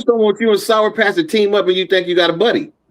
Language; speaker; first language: English; native; English